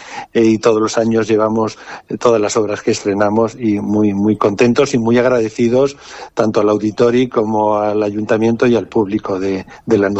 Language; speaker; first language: Spanish; native; Spanish